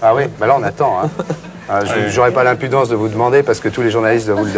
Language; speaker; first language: French; native; French